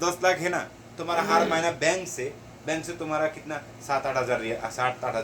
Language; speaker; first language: Hindi; non-native, learner; Bangla